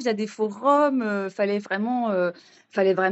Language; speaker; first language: French; native; French